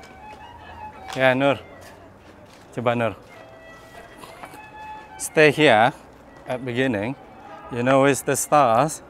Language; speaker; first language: English; non-native, fluent; Indonesian